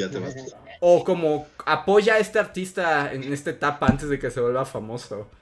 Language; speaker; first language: Spanish; native; Spanish